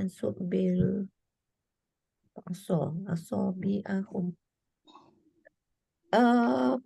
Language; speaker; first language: Arabic; non-native, learner; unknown